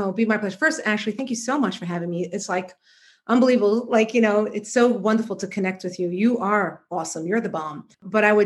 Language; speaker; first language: English; native; English